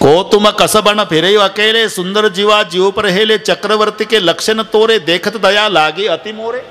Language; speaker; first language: Hindi; non-native, local second language; Marathi